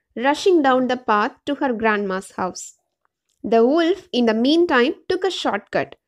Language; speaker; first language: English; non-native, local second language; Tamil